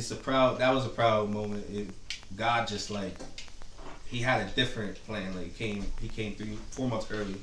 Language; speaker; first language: English; native; English